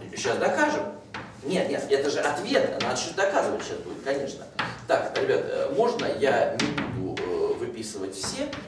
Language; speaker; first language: Russian; native; Russian